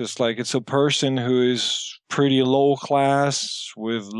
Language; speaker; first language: English; native; English